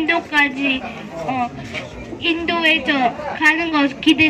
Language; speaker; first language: Korean; early bilingual, other home language; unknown